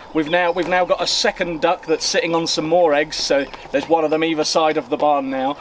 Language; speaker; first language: English; native; English